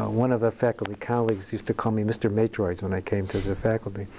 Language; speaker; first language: English; native; English